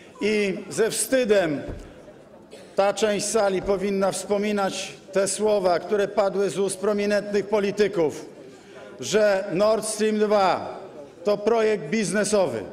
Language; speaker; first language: Polish; native; Polish